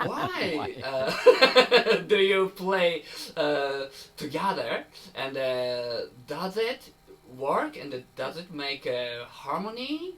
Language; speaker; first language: English; non-native, learner; Japanese